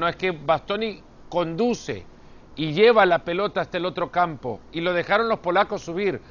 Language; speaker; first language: Spanish; native; Spanish